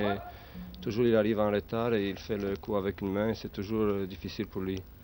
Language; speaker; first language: French; non-native, learner; Romanian